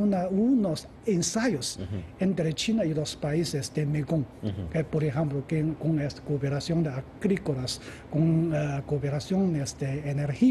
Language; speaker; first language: Spanish; non-native, fluent; Chinese